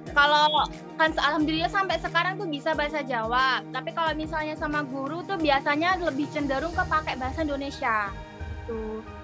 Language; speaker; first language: Indonesian; non-native, local second language; Madurese